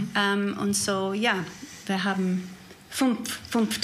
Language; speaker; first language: German; non-native, learner; English